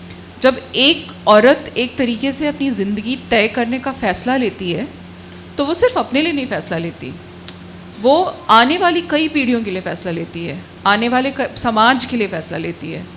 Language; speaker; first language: Hindi; native; Hindi